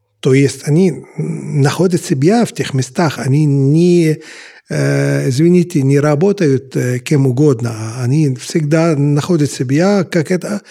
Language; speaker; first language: Russian; non-native, fluent; Arabic